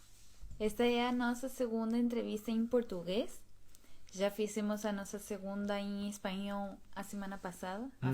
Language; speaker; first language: Portuguese; non-native, fluent; Spanish